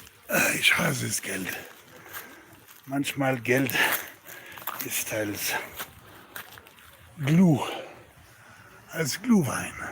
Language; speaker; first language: German; non-native, learner; Spanish